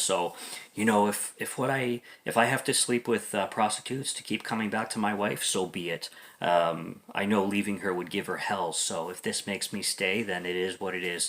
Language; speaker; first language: English; native; English